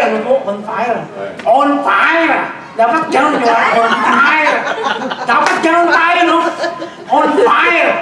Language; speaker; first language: Filipino; non-native, local second language; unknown